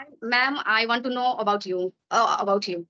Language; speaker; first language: English; non-native, learner; Maithili